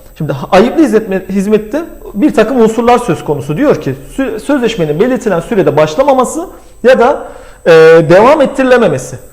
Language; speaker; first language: Turkish; native; Turkish